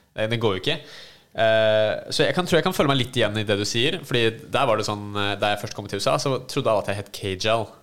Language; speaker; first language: Norwegian; native; Norwegian